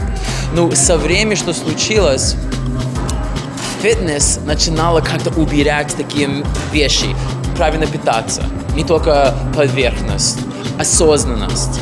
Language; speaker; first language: Russian; non-native, fluent; English